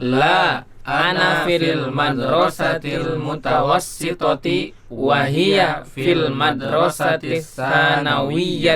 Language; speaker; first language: Arabic; non-native, learner; Indonesian